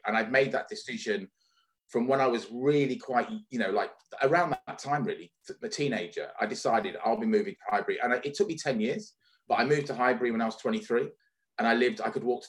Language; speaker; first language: English; native; English